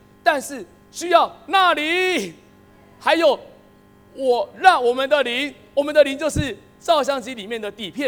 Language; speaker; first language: Chinese; native; Chinese